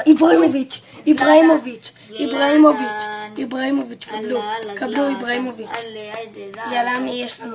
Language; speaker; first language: Hebrew; native; Hebrew